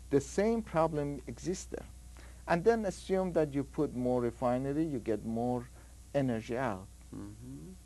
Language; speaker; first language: English; non-native, fluent; Persian